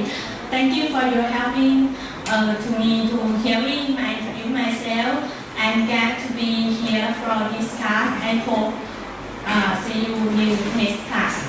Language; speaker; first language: English; non-native, learner; Thai